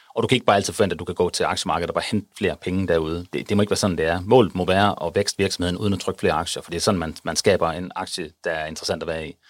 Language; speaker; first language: Danish; native; Danish